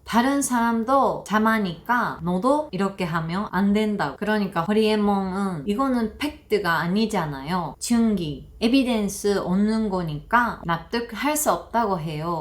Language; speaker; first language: Korean; non-native, learner; Japanese